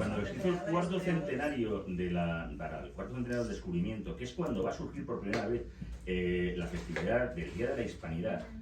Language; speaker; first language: Spanish; native; Spanish